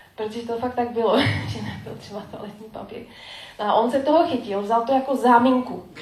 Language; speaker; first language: Czech; native; Czech